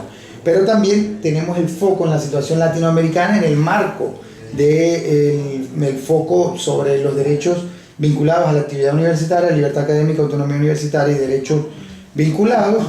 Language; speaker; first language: Spanish; native; Spanish